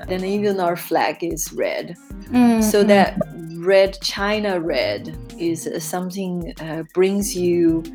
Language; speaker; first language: English; non-native, fluent; Chinese